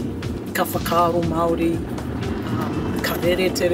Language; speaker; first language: Māori; non-native, local second language; English